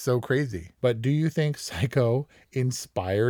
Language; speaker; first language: English; native; English